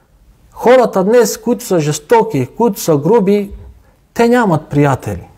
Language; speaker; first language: Bulgarian; non-native, local second language; Turkish